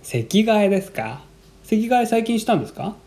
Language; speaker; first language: Japanese; native; Japanese